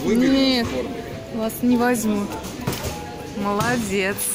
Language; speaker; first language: Russian; native; Russian